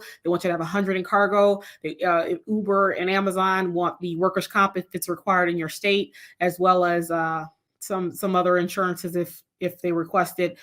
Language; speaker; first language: English; native; English